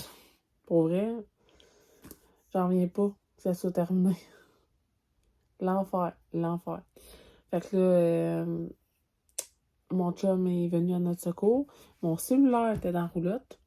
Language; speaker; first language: French; native; French